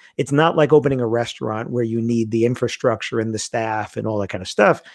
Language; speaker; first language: English; native; English